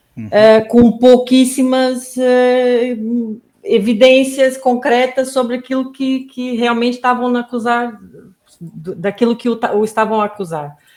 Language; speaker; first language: Portuguese; native; Portuguese